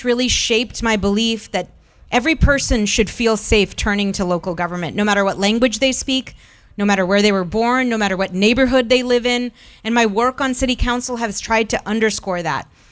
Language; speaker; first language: English; early bilingual, other home language; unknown